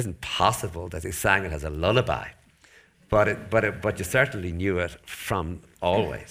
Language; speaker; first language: English; native; English